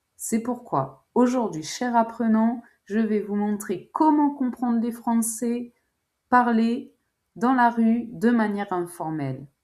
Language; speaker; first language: French; native; French